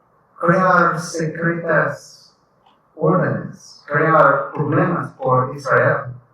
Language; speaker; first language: Spanish; non-native, learner; English